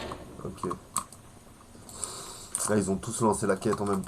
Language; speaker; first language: French; native; French